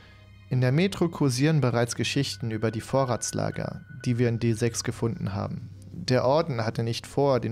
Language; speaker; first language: German; native; German